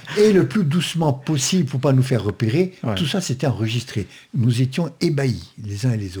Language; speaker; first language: French; native; French